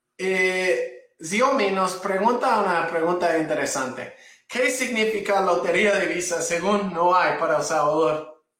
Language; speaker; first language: Spanish; non-native, fluent; English